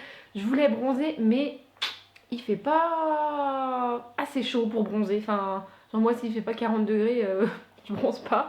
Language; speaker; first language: French; native; French